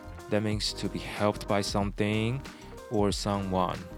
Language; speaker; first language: English; non-native, fluent; Chinese